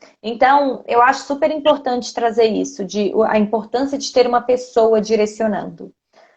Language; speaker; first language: Portuguese; native; Portuguese